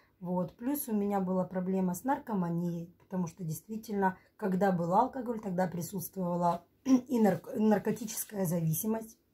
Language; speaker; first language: Russian; native; Russian